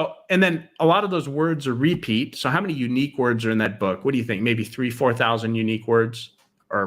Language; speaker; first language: English; native; English